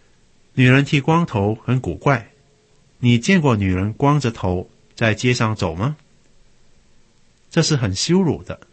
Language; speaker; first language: Chinese; native; Chinese